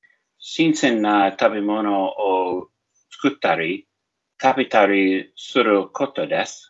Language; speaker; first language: Japanese; non-native, learner; English